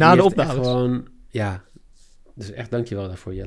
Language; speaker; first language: Dutch; native; Dutch